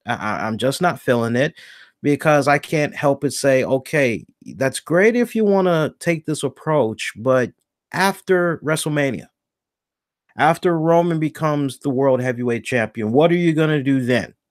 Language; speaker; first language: English; native; English